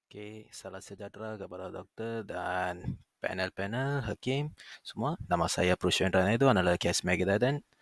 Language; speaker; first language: Malay; non-native, local second language; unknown